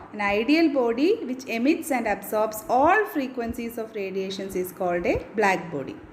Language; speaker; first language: English; non-native, local second language; Malayalam